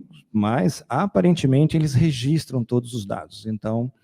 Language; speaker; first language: Portuguese; native; Portuguese